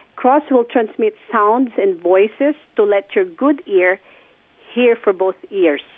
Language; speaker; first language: English; non-native, local second language; Filipino